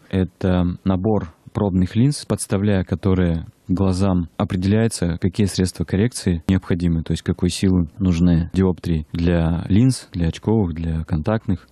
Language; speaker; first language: Russian; native; Russian